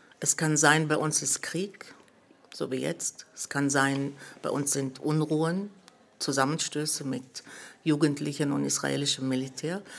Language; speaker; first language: German; early bilingual, other home language; Arabic